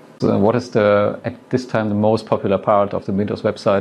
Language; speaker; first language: English; non-native, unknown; German